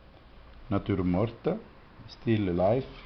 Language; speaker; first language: English; non-native, learner; French